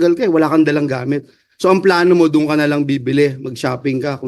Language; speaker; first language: Filipino; native; Filipino